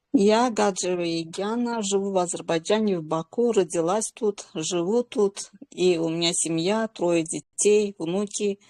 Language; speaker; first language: Russian; non-native, local second language; Azerbaijani